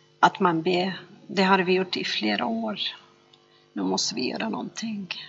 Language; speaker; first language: Swedish; non-native, fluent; Arabic